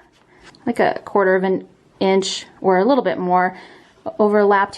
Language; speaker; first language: English; native; English